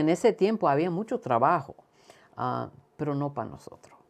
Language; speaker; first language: Spanish; early bilingual, heritage; Spanish